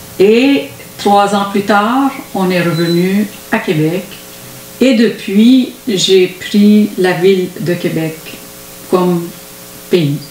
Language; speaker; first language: French; non-native, fluent; Arabic